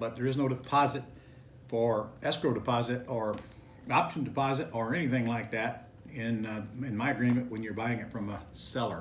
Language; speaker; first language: English; native; English